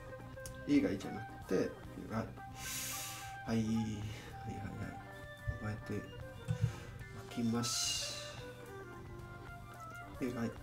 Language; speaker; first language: Japanese; non-native, learner; English